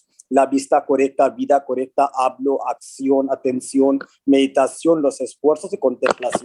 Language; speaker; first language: Spanish; non-native, fluent; Hindi